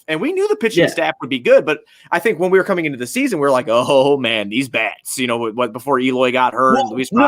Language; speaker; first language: English; native; English